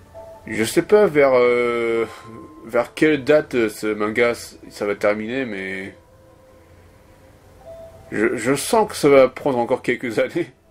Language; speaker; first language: French; non-native, fluent; Japanese